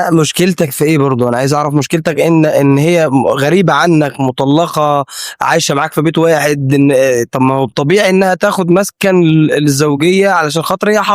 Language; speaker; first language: Arabic; native; Arabic